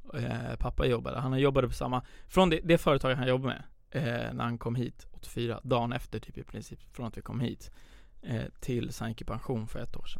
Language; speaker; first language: Swedish; early bilingual, other home language; Persian